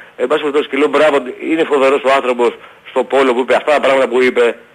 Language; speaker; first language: Greek; native; Greek